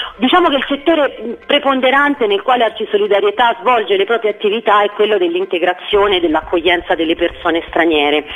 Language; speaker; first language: Italian; native; Italian